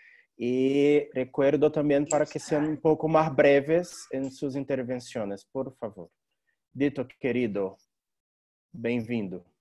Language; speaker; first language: Portuguese; non-native, fluent; Spanish